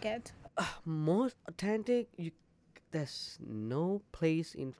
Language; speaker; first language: English; non-native, local second language; Tamil